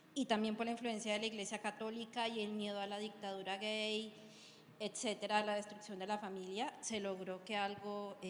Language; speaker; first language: Spanish; native; Spanish